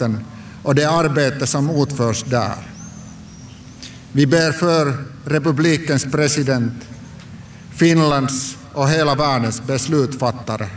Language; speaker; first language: Swedish; non-native, local second language; Finnish